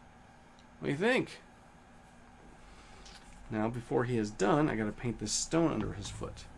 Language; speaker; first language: English; native; English